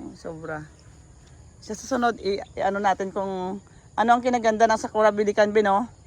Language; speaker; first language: Filipino; native; Filipino